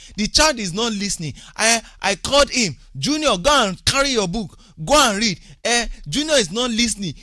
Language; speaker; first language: English; non-native, local second language; Yoruba